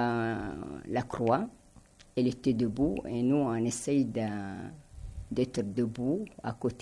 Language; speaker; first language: French; non-native, fluent; Arabic